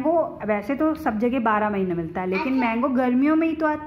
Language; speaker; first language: Hindi; native; Hindi